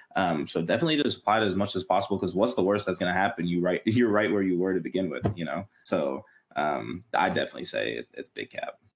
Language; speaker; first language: English; native; English